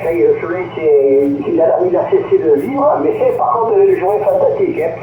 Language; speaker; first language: French; native; French